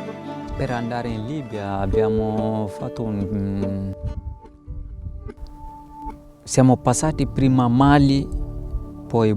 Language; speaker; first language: Italian; non-native, fluent; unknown